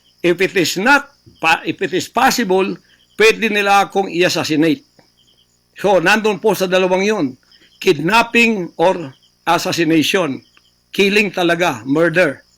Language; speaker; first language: Filipino; native; Filipino